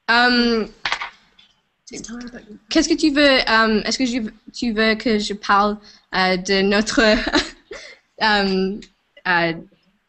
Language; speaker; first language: French; non-native, learner; English